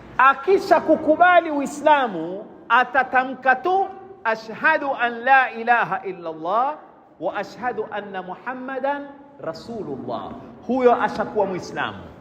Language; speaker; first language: Swahili; native; Swahili